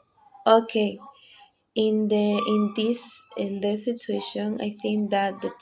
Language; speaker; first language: English; non-native, learner; Spanish